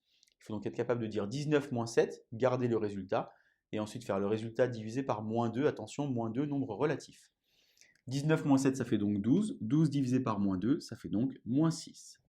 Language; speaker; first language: French; native; French